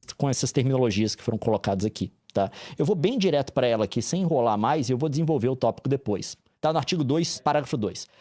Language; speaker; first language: Portuguese; native; Portuguese